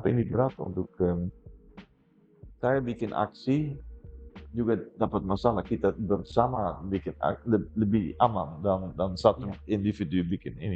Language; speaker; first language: Indonesian; non-native, fluent; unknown